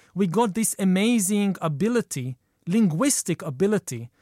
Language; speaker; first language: English; non-native, fluent; Hebrew